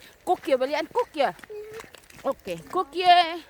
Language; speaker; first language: Dutch; non-native, learner; Filipino